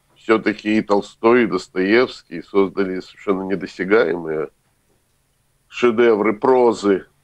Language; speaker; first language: Russian; native; Russian